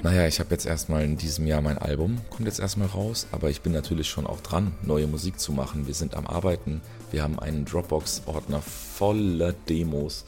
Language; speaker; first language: German; early bilingual, other home language; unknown